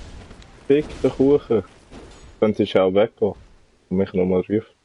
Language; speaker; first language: German; native; German